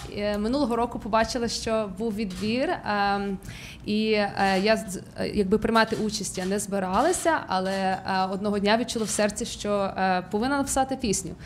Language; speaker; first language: Ukrainian; native; Ukrainian